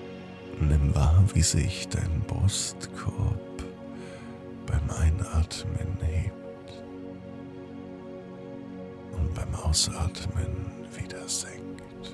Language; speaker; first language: German; native; German